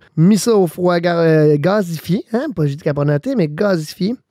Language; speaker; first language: French; native; French